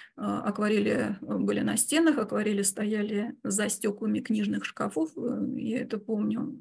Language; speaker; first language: Russian; native; Russian